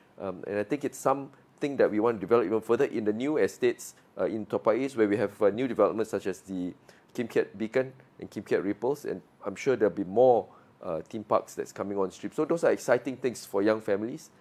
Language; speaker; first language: English; non-native, local second language; Malay